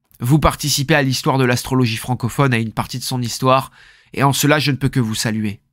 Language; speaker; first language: French; native; French